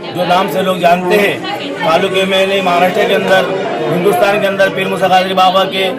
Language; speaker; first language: Hindi; non-native, local second language; Urdu